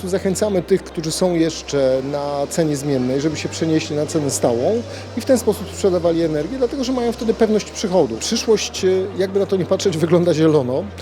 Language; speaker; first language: Polish; native; Polish